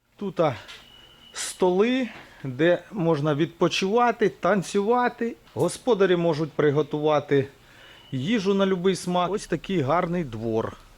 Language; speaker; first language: Ukrainian; non-native, local second language; Russian